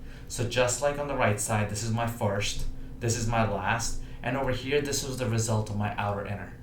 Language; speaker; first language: English; native; English